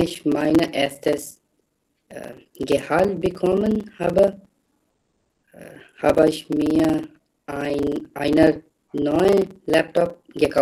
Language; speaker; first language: German; non-native, learner; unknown